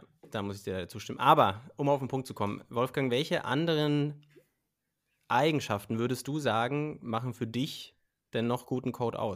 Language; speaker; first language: German; native; German